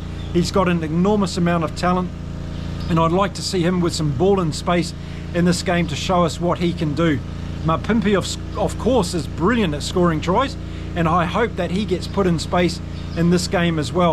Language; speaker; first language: English; native; English